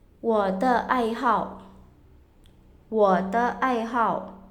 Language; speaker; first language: Chinese; non-native, fluent; Indonesian